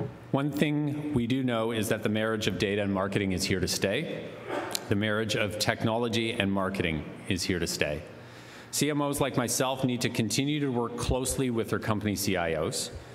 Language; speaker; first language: English; native; English